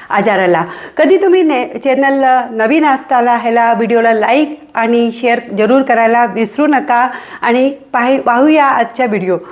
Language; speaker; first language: Marathi; non-native, local second language; Hindi